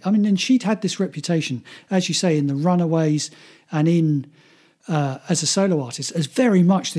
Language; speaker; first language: English; native; English